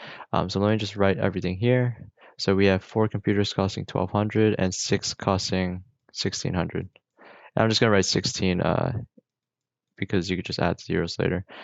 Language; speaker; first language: English; native; English